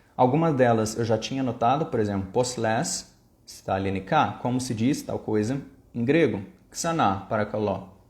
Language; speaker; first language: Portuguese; native; Portuguese